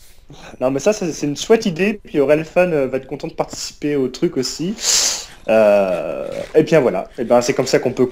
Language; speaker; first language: French; native; French